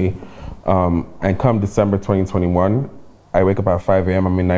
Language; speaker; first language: English; non-native, local second language; Igbo